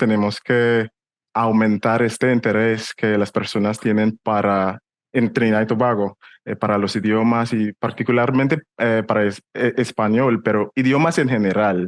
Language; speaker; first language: Spanish; non-native, fluent; English